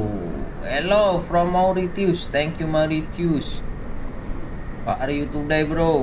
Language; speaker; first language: English; non-native, local second language; Indonesian